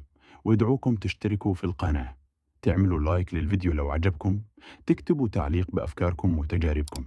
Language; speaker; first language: Arabic; native; Arabic